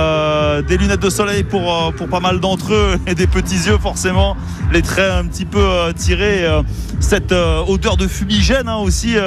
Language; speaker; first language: French; native; French